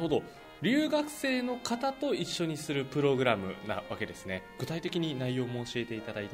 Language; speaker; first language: Japanese; native; Japanese